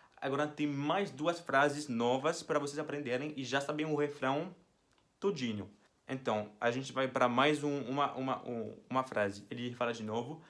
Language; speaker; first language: Portuguese; non-native, fluent; French